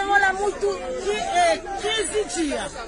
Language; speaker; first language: Portuguese; non-native, learner; Haitian Creole